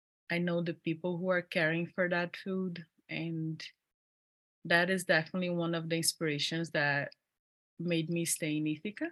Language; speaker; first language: English; non-native, fluent; Portuguese